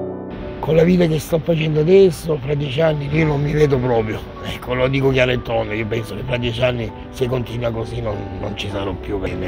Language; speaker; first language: Italian; native; Italian